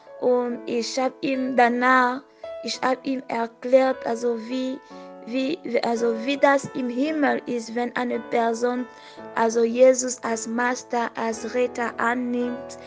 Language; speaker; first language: German; non-native, fluent; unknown